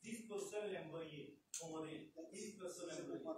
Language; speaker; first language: French; non-native, learner; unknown